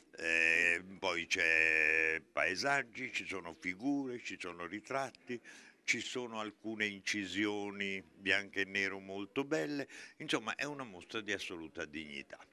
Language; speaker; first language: Italian; native; Italian